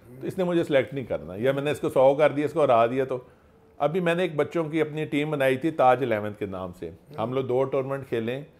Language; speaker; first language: Urdu; non-native, local second language; Punjabi